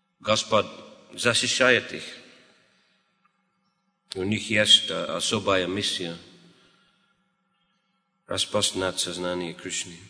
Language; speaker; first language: Russian; non-native, fluent; English